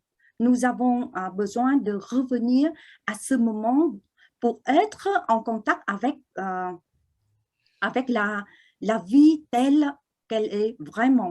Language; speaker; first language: French; non-native, fluent; Vietnamese